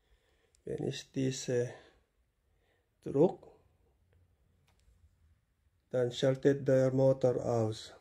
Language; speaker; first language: German; non-native, learner; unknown